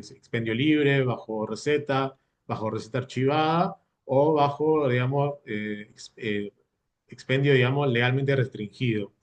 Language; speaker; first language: Spanish; native; Spanish